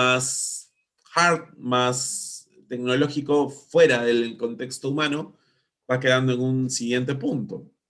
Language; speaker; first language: Spanish; native; Spanish